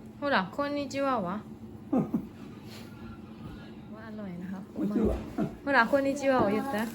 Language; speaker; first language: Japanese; non-native, learner; Thai